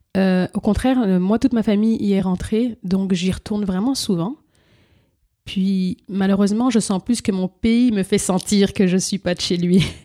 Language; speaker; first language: French; early bilingual, other home language; Lingala